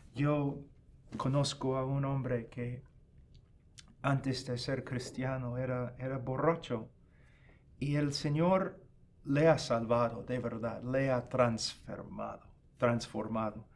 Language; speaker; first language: Spanish; non-native, fluent; English